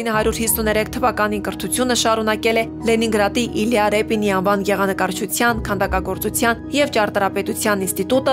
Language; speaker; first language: Armenian; native; Armenian